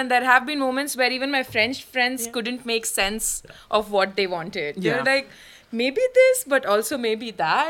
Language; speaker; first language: English; non-native, local second language; Malayalam